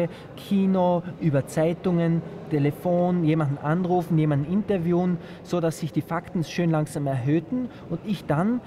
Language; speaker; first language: German; native; German